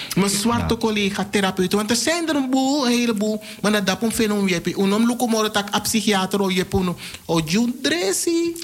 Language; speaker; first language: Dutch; native; Dutch